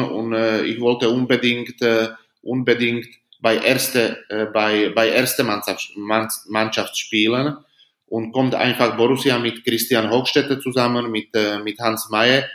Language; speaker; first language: German; non-native, fluent; Slovak